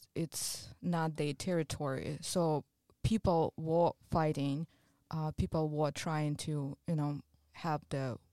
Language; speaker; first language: English; non-native, fluent; Russian